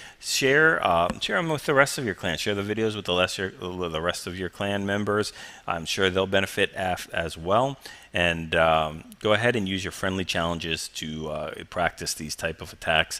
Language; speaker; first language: English; native; English